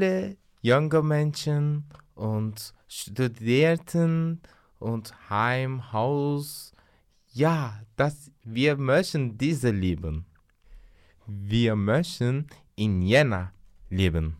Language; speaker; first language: German; non-native, learner; Turkish